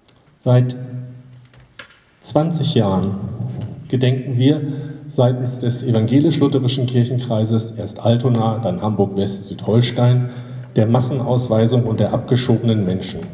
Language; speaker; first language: German; native; German